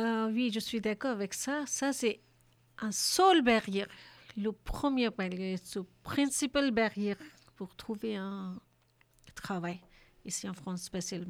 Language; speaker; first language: French; non-native, learner; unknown